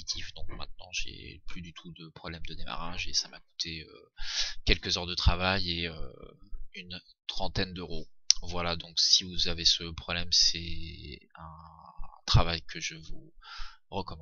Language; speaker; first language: French; native; French